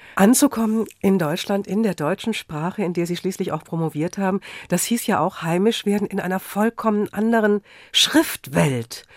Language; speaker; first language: German; native; German